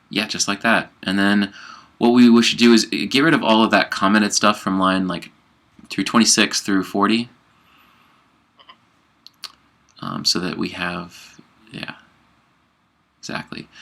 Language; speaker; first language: English; native; English